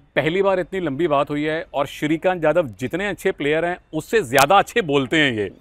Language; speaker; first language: Hindi; native; Hindi